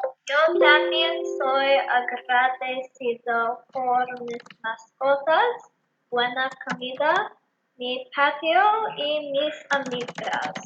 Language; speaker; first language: Spanish; non-native, learner; English